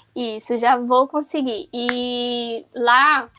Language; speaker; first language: Portuguese; native; Portuguese